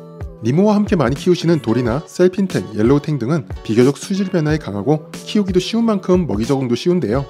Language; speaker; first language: Korean; native; Korean